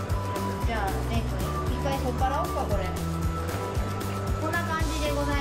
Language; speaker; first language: Japanese; native; Japanese